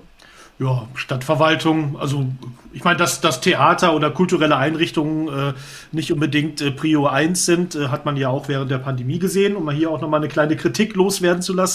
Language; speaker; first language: German; native; German